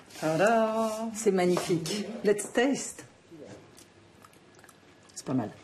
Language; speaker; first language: French; native; French